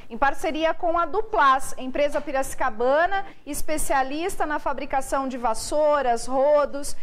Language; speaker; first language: Portuguese; native; Portuguese